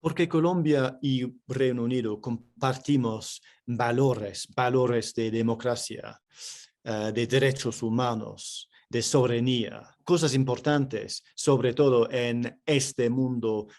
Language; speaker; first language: Spanish; non-native, fluent; English